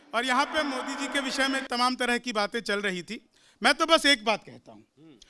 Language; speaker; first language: Hindi; native; Hindi